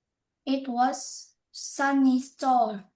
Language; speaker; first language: English; non-native, learner; Vietnamese